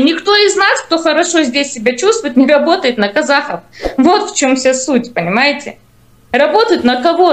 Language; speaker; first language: Russian; native; Russian